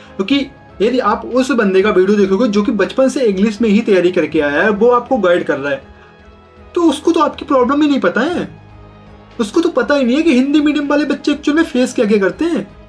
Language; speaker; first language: Hindi; native; Hindi